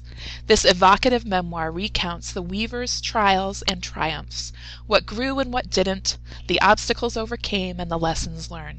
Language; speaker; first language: English; native; English